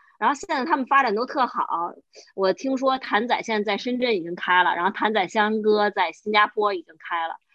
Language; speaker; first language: Chinese; native; Chinese